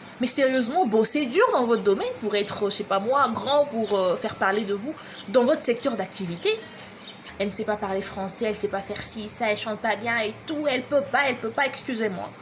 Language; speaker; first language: French; non-native, local second language; Lingala